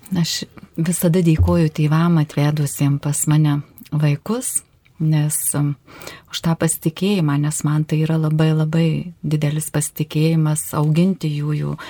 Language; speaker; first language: Lithuanian; native; Lithuanian